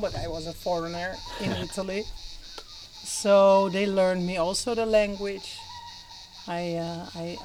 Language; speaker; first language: English; non-native, fluent; Dutch